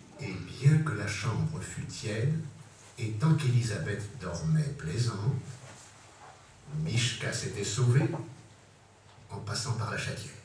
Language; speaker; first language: French; native; French